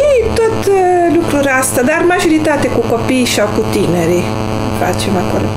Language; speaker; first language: Romanian; non-native, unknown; Dutch